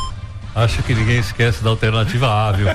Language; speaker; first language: Portuguese; native; Portuguese